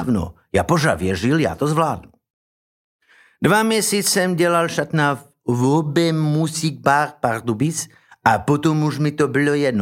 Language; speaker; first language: Czech; non-native, learner; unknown